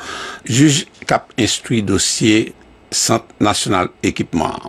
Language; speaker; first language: French; early bilingual, heritage; Haitian Creole